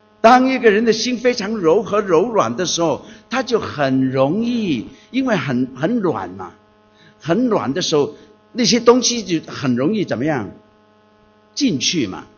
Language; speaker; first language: Chinese; non-native, local second language; Cantonese